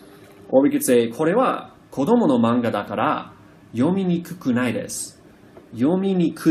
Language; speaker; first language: Japanese; non-native, fluent; English